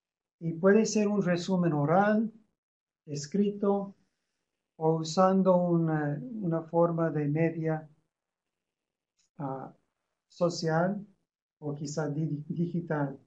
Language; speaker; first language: Spanish; non-native, fluent; English